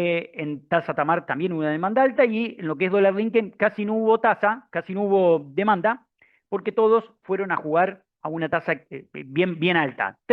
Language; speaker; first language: Spanish; native; Spanish